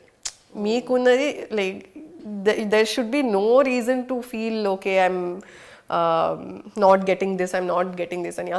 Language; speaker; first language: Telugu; non-native, local second language; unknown